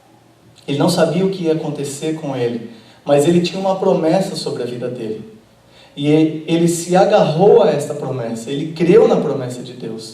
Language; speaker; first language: Portuguese; native; Portuguese